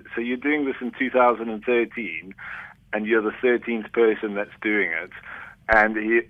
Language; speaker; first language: English; native; English